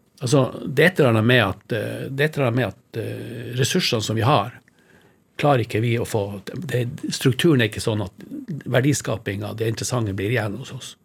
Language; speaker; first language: Norwegian; native; Norwegian